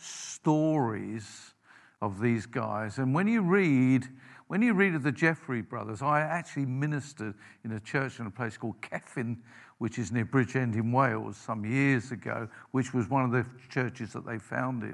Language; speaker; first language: English; native; English